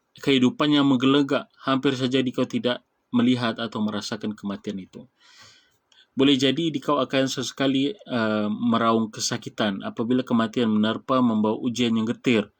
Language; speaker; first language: Malay; native; Malay